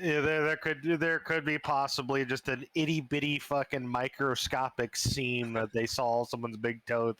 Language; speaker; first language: English; native; English